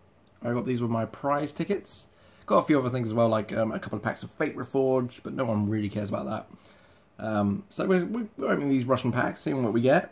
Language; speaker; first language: English; native; English